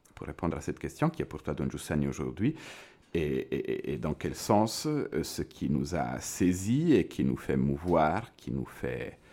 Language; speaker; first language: French; native; French